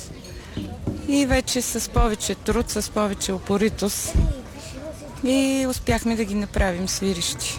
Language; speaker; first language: Bulgarian; native; Bulgarian